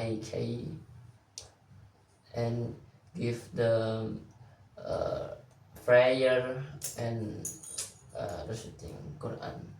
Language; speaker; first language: English; non-native, learner; Indonesian